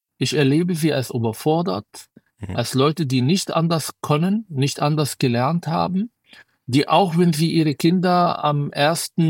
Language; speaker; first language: German; non-native, fluent; Arabic